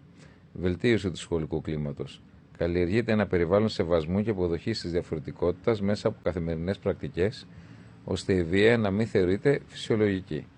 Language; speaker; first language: Greek; native; Greek